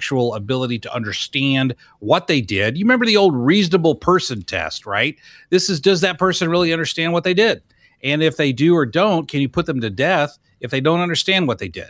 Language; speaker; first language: English; native; English